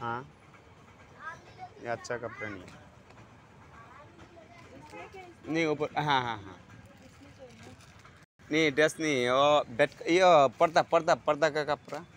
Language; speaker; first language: Hindi; non-native, learner; Bangla